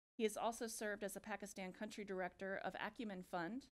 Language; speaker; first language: English; native; English